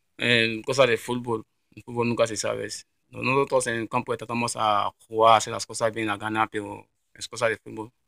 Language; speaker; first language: Spanish; non-native, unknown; French